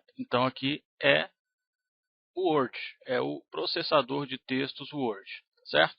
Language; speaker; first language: Portuguese; native; Portuguese